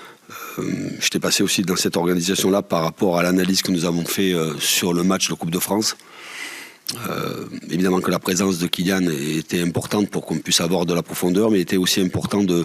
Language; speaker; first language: French; native; French